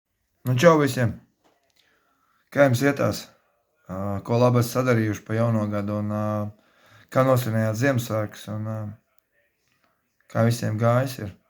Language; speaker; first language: Latvian; native; Latvian